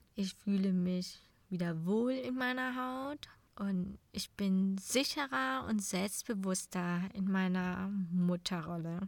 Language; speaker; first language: German; non-native, fluent; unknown